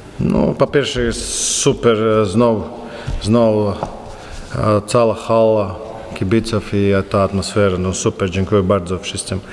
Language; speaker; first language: Polish; non-native, learner; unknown